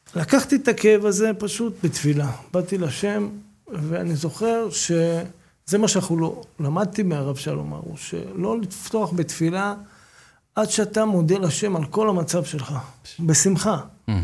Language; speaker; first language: Hebrew; native; Hebrew